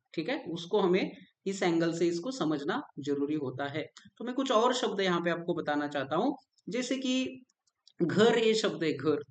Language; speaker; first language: Hindi; non-native, local second language; Marathi